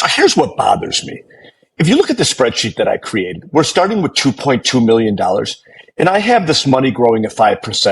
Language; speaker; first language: English; native; English